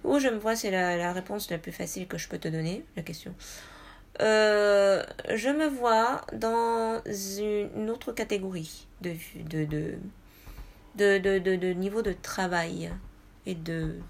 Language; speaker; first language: French; non-native, fluent; Japanese